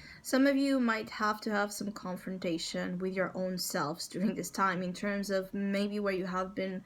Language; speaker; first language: English; non-native, fluent; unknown